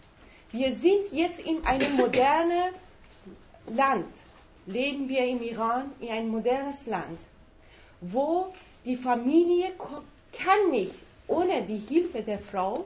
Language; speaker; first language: German; non-native, fluent; Persian